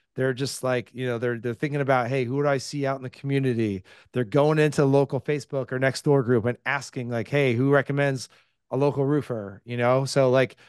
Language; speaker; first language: English; native; English